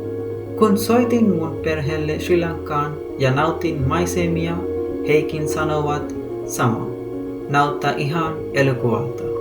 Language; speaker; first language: Finnish; non-native, learner; Sinhala